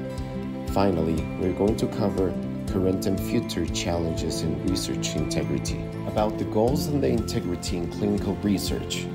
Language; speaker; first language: English; non-native, fluent; Spanish